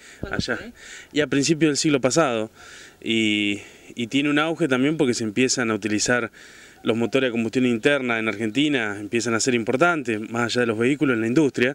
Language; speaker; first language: Spanish; native; Spanish